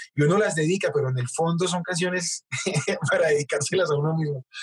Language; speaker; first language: Spanish; native; Spanish